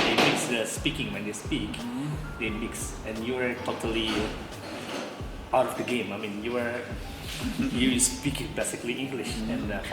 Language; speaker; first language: English; non-native, learner; Indonesian